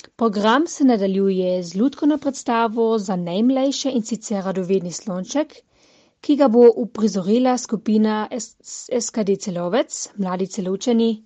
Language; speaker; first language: Slovenian; native; Slovenian